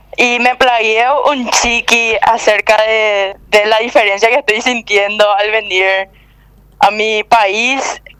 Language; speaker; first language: Spanish; early bilingual, other home language; Korean